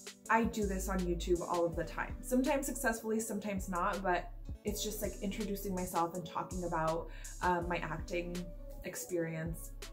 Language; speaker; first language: English; early bilingual, other home language; Spanish